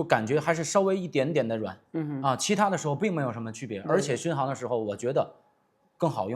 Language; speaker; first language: Chinese; native; Chinese